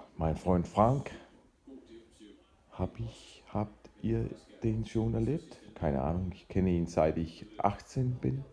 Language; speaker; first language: German; non-native, fluent; Danish